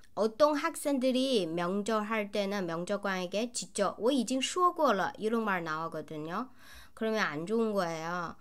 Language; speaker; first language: Korean; non-native, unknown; Chinese